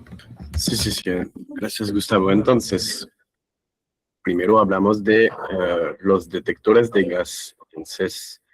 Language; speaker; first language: Spanish; non-native, fluent; French